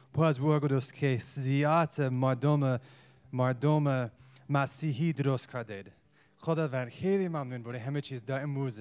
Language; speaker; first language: Persian; non-native, learner; English